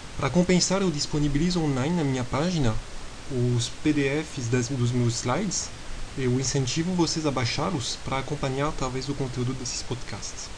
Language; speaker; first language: Portuguese; non-native, fluent; French